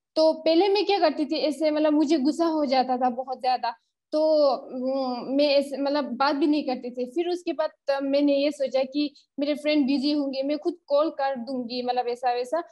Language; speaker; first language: Hindi; native; Hindi